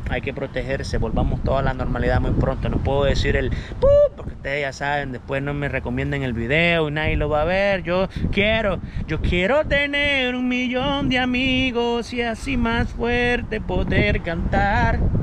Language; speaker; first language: Spanish; native; Spanish